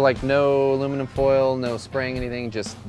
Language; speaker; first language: English; native; English